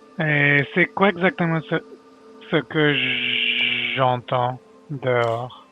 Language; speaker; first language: French; non-native, learner; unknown